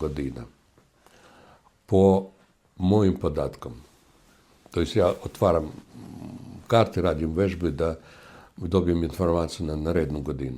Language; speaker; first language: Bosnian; non-native, fluent; Russian